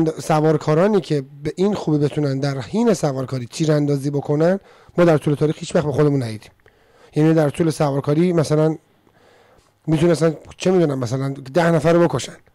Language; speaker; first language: Persian; native; Persian